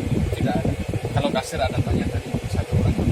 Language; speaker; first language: Indonesian; non-native, local second language; Javanese